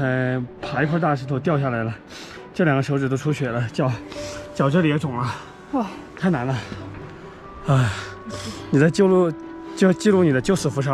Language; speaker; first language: Chinese; native; Chinese